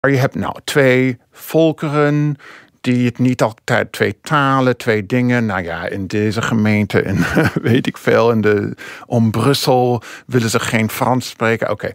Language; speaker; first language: Dutch; non-native, fluent; English